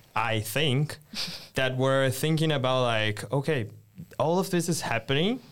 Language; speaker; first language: English; non-native, fluent; Portuguese